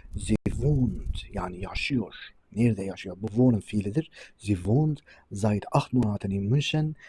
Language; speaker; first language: German; non-native, fluent; Turkish